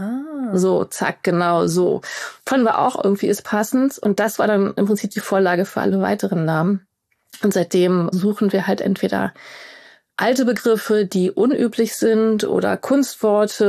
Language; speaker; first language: German; native; German